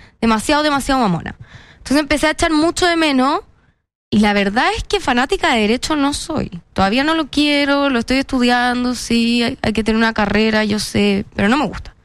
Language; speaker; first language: Spanish; native; Spanish